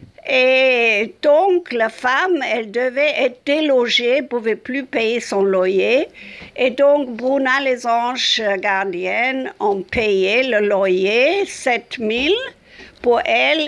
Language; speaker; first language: French; non-native, fluent; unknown